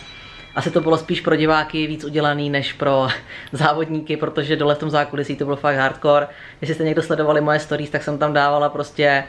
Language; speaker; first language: Czech; native; Czech